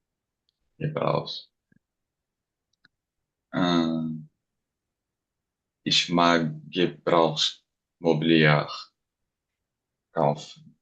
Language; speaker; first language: German; non-native, learner; Portuguese